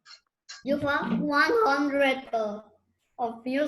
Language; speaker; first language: English; non-native, learner; Spanish